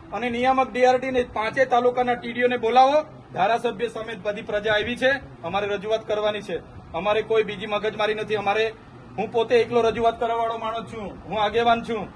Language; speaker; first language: Gujarati; non-native, local second language; Vasavi